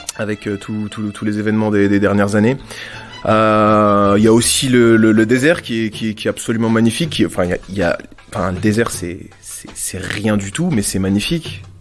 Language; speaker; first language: French; native; French